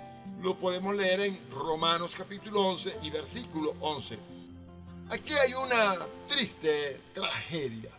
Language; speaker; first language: Spanish; native; Spanish